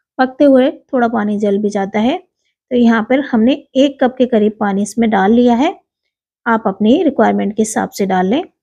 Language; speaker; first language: Hindi; native; Hindi